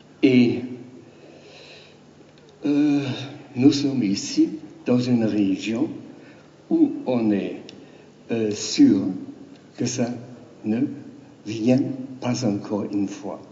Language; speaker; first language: French; non-native, learner; German